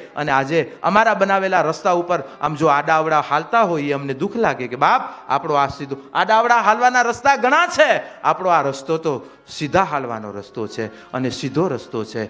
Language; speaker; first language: Gujarati; non-native, local second language; Kachhi